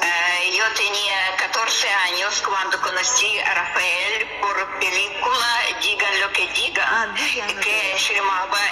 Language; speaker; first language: Spanish; non-native, learner; Russian